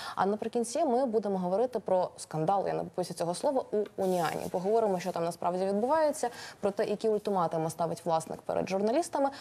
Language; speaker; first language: Ukrainian; native; Ukrainian